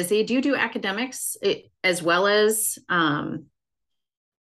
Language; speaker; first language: English; native; English